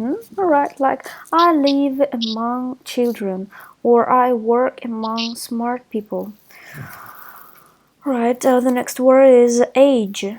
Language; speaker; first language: English; non-native, fluent; Russian